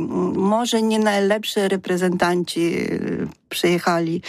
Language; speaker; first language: Polish; non-native, fluent; Ukrainian